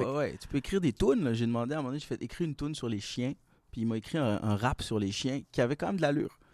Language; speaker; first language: French; native; French